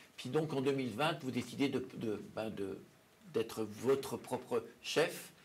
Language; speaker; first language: French; native; French